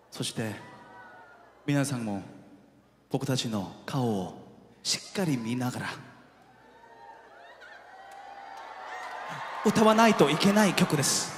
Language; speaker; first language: Japanese; non-native, fluent; Korean